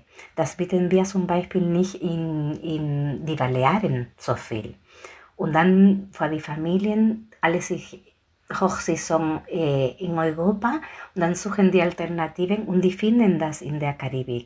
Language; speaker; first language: German; non-native, fluent; Spanish